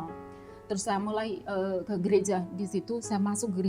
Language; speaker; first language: Indonesian; non-native, local second language; Javanese